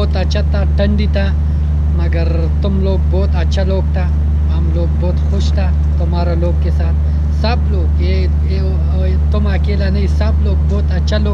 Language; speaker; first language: Hindi; non-native, learner; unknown